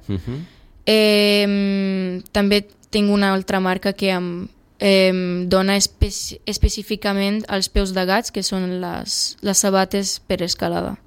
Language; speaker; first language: Catalan; early bilingual, other home language; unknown